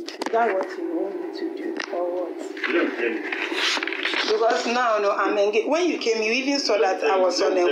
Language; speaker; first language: English; non-native, local second language; Akan